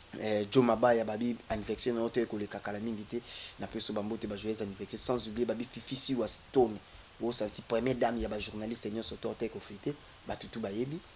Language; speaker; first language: Lingala; native; Lingala